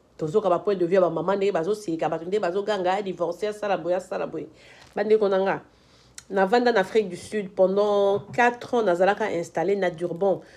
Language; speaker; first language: Lingala; native; Lingala